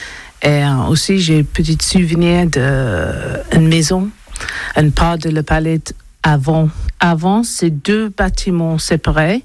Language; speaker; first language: French; non-native, learner; English